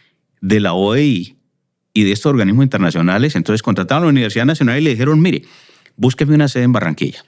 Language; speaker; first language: Spanish; native; Spanish